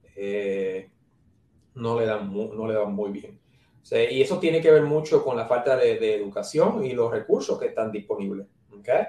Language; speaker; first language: Spanish; native; Spanish